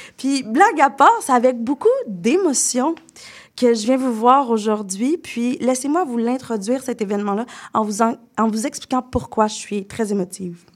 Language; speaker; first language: French; native; French